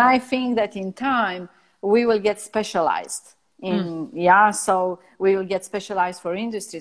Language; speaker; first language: English; non-native, fluent; Romanian